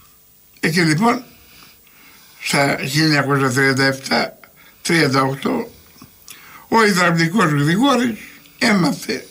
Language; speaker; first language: Greek; native; Greek